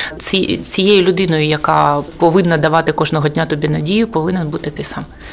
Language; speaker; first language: Ukrainian; non-native, local second language; Russian